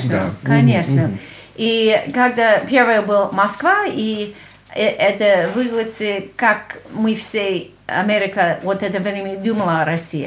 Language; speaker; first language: Russian; non-native, learner; English